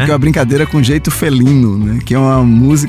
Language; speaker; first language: Portuguese; native; Portuguese